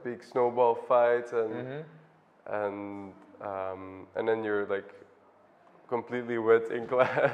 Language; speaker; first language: English; non-native, fluent; Dutch